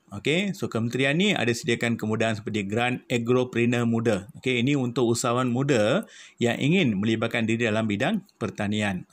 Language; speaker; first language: Malay; non-native, local second language; Malayalam